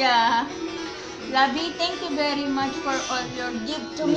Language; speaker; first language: English; non-native, learner; Filipino